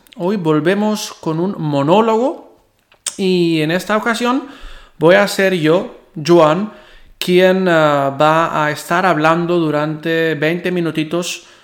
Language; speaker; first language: Spanish; non-native, local second language; Catalan